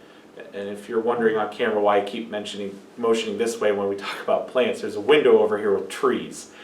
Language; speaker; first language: English; native; English